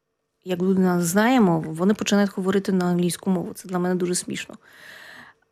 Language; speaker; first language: Ukrainian; non-native, fluent; Polish